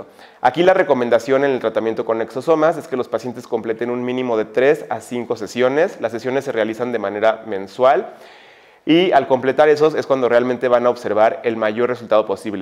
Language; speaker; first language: Spanish; native; Spanish